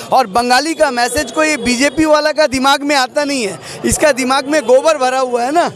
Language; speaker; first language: Hindi; non-native, local second language; Bangla